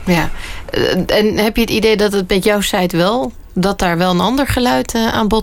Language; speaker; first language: Dutch; native; Dutch